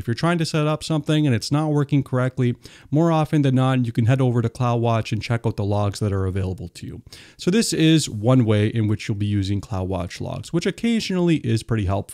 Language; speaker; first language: English; native; English